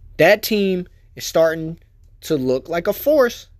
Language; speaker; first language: English; native; English